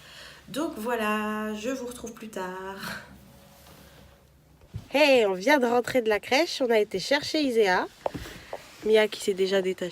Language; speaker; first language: French; native; French